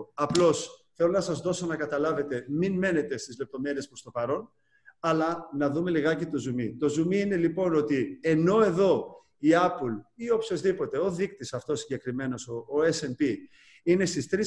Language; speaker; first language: Greek; native; Greek